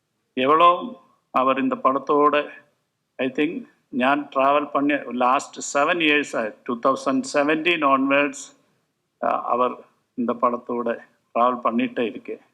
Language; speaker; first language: Tamil; non-native, local second language; Malayalam